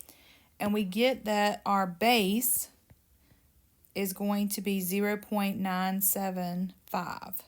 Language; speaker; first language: English; native; English